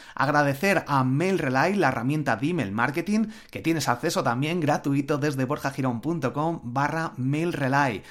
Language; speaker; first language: Spanish; native; Spanish